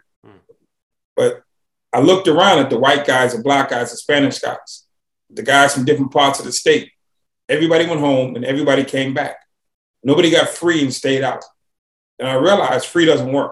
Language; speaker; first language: English; native; English